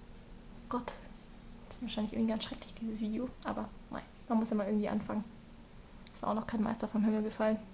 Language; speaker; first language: German; native; German